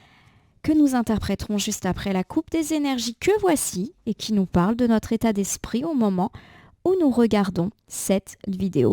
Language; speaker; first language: French; native; French